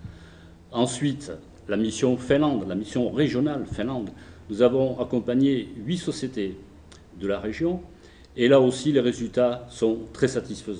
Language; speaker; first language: French; native; French